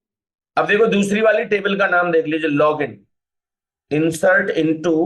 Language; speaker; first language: Hindi; native; Hindi